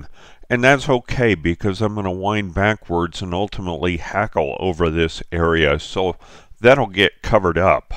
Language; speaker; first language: English; native; English